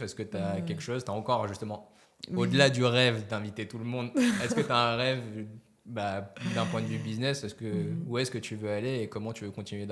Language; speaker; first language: French; native; French